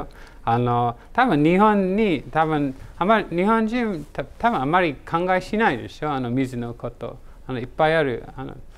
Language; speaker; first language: Japanese; non-native, learner; English